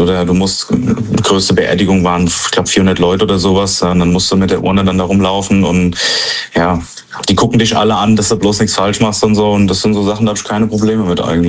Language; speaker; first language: German; native; German